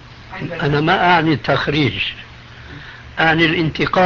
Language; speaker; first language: Arabic; non-native, fluent; Albanian